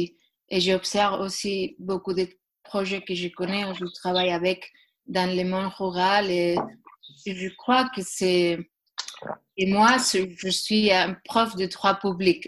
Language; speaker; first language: French; non-native, learner; Spanish